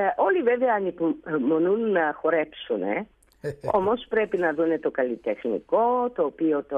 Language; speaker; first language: Greek; early bilingual, heritage; Bulgarian